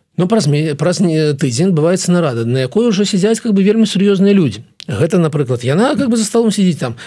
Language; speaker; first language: Belarusian; native; Belarusian